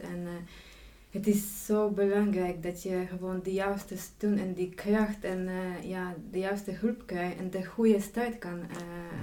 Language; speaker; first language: Dutch; non-native, fluent; Polish